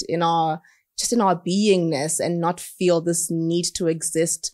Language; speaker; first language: English; non-native, local second language; Southern Sotho